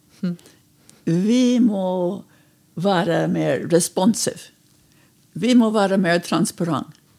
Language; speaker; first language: Norwegian; non-native, fluent; English